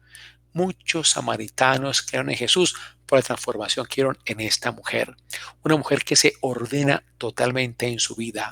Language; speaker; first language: Spanish; native; Spanish